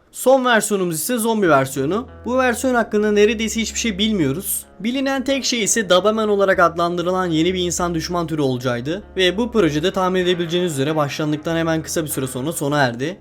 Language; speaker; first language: Turkish; native; Turkish